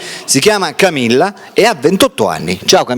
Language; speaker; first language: Italian; native; Italian